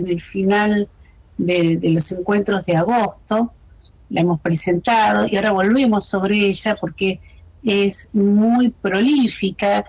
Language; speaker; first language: Spanish; native; Spanish